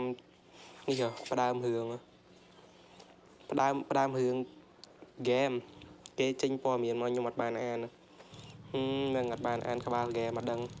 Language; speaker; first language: Khmer; native; Khmer